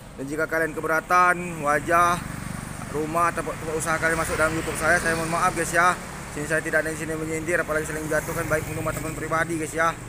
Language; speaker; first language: Indonesian; native; Indonesian